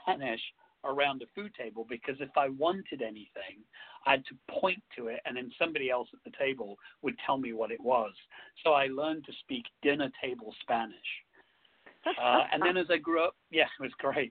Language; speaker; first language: English; native; English